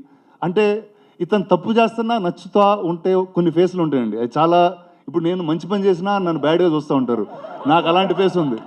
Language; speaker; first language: Telugu; native; Telugu